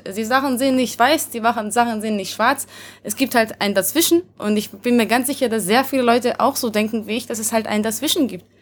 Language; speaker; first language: German; early bilingual, other home language; Hungarian